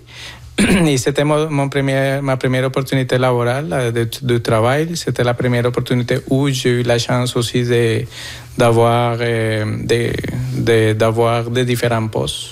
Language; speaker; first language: French; non-native, fluent; Spanish